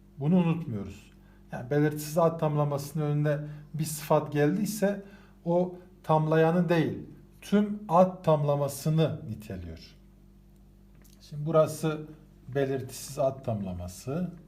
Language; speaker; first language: Turkish; native; Turkish